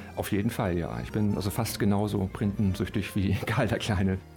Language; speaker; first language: German; native; German